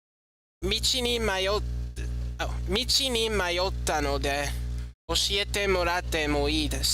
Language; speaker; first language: Japanese; non-native, learner; English